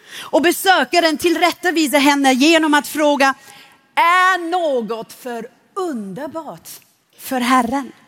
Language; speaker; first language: Swedish; non-native, fluent; German